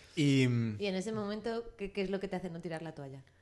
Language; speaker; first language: Spanish; native; Spanish